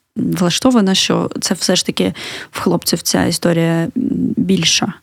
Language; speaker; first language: Ukrainian; native; Ukrainian